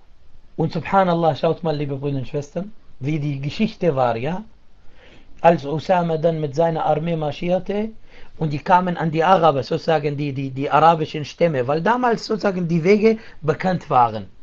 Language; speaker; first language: German; non-native, fluent; Arabic